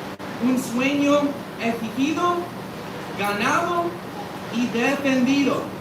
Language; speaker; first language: Spanish; early bilingual, heritage; Spanish